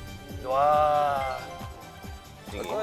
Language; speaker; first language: Korean; native; Korean